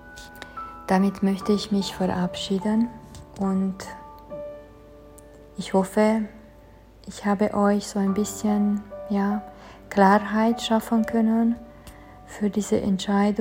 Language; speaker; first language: German; non-native, fluent; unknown